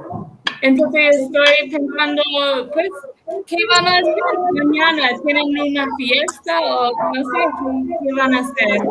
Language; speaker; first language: Spanish; non-native, learner; English